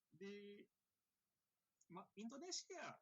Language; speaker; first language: Indonesian; non-native, learner; Japanese